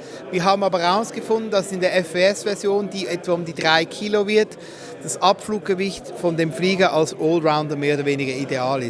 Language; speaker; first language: German; native; German